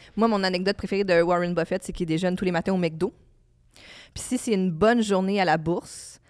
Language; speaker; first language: French; native; French